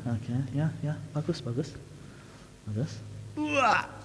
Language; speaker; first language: Indonesian; non-native, fluent; English